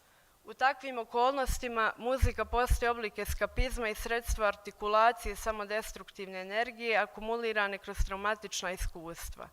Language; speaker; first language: Bosnian; native; Bosnian